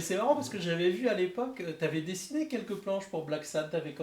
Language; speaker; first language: French; native; French